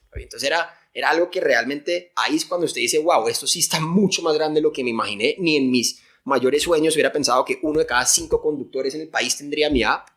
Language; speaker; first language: Spanish; native; Spanish